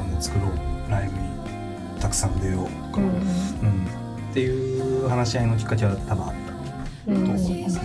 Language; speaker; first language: Japanese; native; Japanese